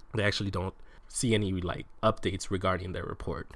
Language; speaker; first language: English; native; English